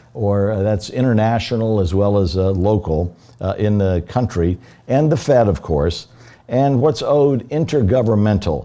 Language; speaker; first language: English; native; English